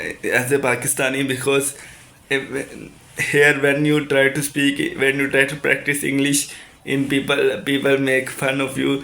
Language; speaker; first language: English; non-native, learner; Urdu